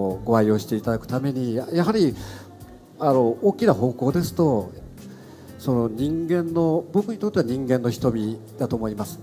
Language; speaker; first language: Japanese; native; Japanese